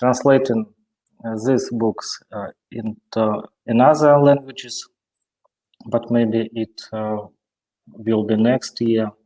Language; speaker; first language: English; non-native, learner; Russian